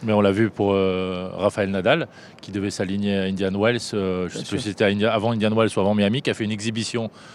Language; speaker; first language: French; native; French